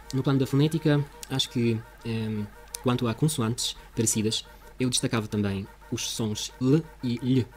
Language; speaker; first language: Portuguese; non-native, fluent; Russian